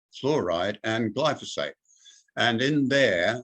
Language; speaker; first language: English; native; English